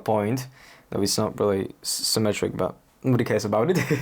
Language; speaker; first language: English; non-native, fluent; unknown